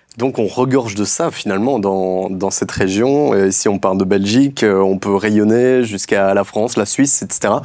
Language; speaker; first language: French; native; French